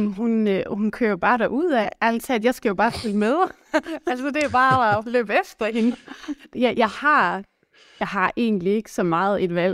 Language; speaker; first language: Danish; native; Danish